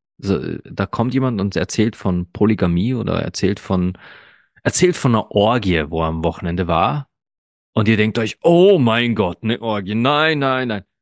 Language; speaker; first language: German; early bilingual, other home language; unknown